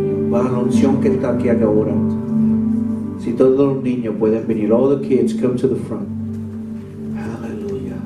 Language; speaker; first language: Spanish; early bilingual, heritage; Spanish